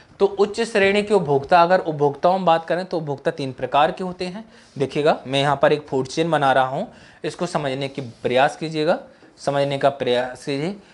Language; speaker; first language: Hindi; native; Hindi